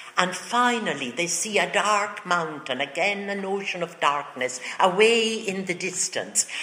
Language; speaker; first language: English; native; English